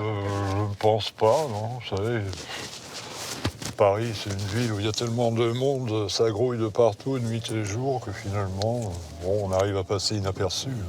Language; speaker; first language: French; native; French